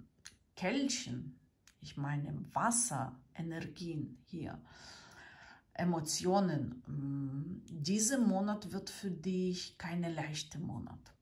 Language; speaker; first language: German; non-native, fluent; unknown